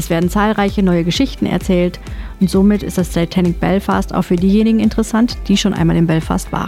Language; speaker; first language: German; native; German